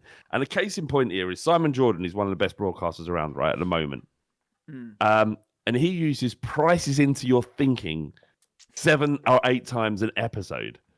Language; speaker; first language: English; native; English